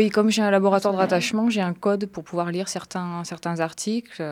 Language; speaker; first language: French; native; French